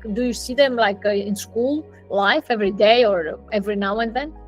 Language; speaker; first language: English; non-native, fluent; Greek